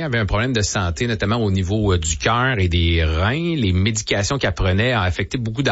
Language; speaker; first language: French; native; French